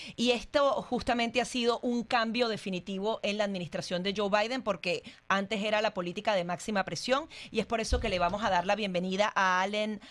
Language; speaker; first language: Spanish; native; Spanish